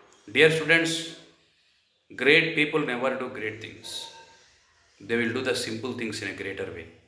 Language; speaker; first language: English; non-native, local second language; Telugu